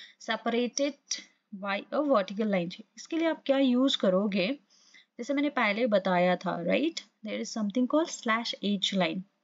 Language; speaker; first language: Hindi; non-native, local second language; Assamese